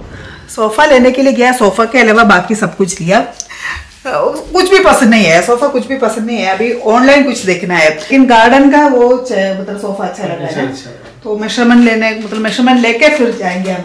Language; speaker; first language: Hindi; non-native, local second language; Malayalam